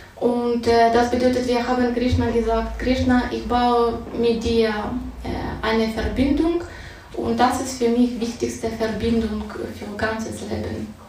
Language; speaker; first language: German; non-native, fluent; Russian